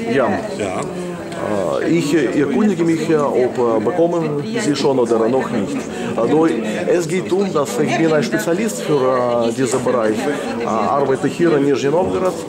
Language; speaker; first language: German; non-native, learner; Russian